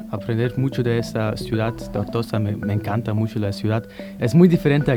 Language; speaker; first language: Spanish; non-native, fluent; German